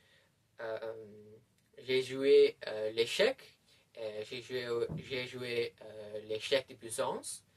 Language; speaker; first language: French; non-native, learner; Dutch